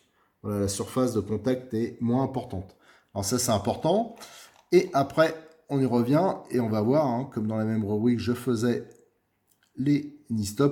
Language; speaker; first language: French; native; French